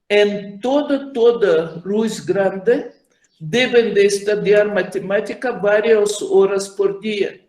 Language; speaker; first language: Spanish; non-native, fluent; Ukrainian